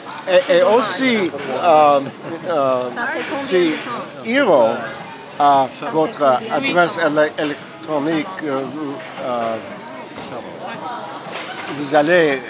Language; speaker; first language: French; non-native, learner; English